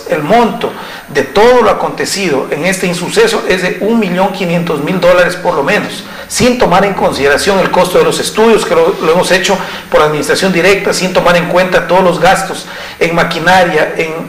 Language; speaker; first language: Spanish; native; Spanish